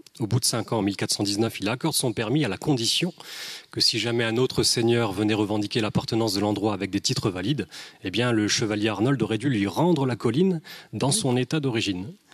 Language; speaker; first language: French; native; French